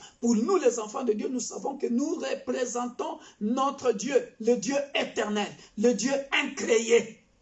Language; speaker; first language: French; non-native, local second language; Kongo